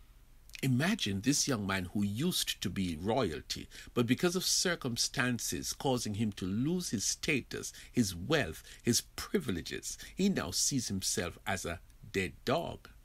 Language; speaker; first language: English; native; English